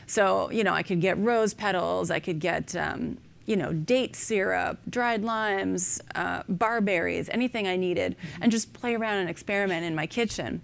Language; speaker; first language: English; native; English